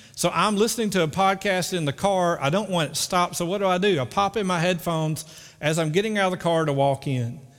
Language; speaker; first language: English; native; English